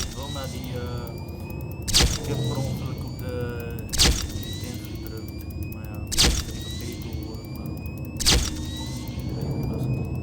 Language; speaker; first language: Dutch; non-native, local second language; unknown